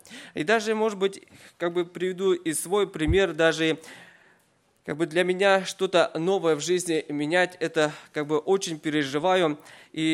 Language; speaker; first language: Russian; native; Russian